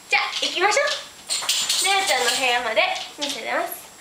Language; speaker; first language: Japanese; early bilingual, heritage; Japanese